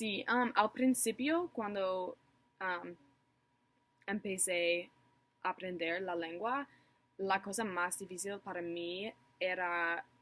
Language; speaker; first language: Spanish; non-native, learner; English